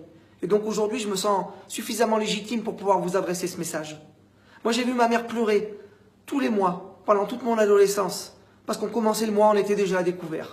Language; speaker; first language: French; native; French